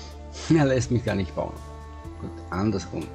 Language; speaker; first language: German; native; German